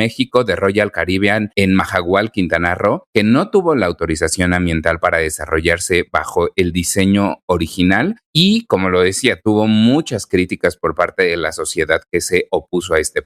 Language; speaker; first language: Spanish; native; Spanish